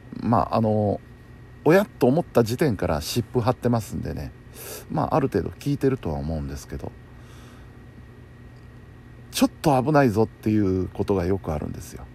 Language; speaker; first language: Japanese; native; Japanese